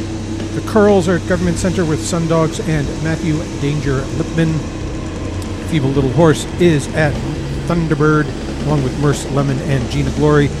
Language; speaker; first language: English; native; English